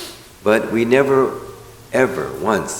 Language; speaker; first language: English; native; English